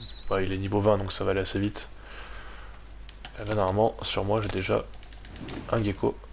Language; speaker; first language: French; native; French